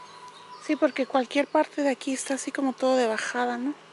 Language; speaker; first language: Spanish; native; Spanish